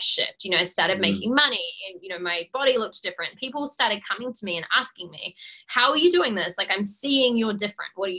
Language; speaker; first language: English; native; English